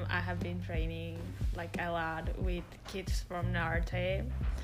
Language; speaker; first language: English; non-native, fluent; Spanish